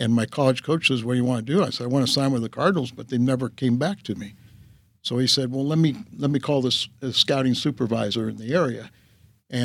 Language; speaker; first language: English; native; English